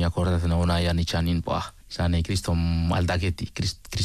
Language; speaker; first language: Basque; non-native, fluent; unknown